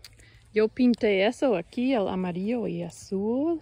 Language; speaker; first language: Spanish; non-native, learner; English